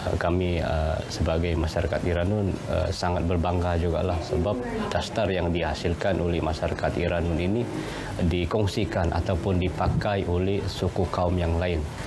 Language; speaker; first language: Malay; non-native, local second language; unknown